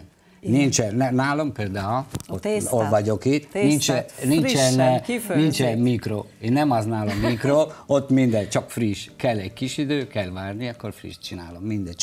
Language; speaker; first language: Hungarian; non-native, learner; Italian